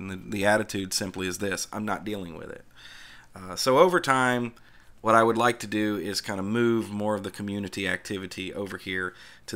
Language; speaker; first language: English; native; English